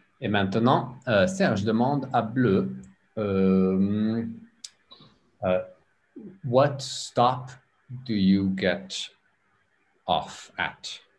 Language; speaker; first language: French; non-native, learner; English